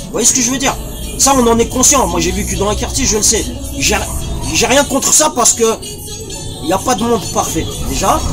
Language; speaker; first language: French; early bilingual, other home language; Arabic